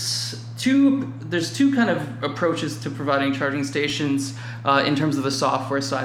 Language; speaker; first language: English; native; English